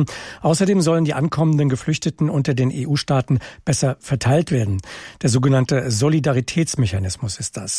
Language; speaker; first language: German; native; German